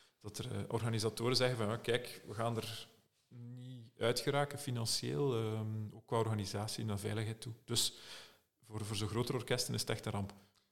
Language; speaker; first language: Dutch; native; Dutch